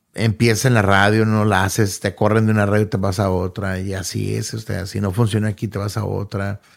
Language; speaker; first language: Spanish; early bilingual, heritage; Spanish